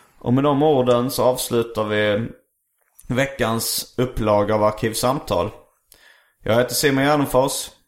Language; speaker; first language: Swedish; native; Swedish